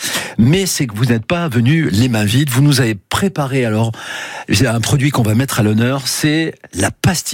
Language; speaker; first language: French; native; French